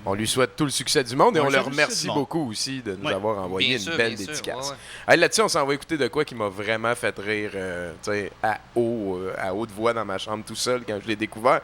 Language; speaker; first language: French; native; French